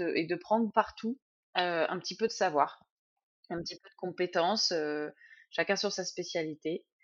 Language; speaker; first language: French; native; French